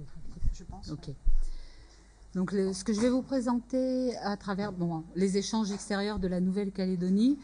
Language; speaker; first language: French; native; French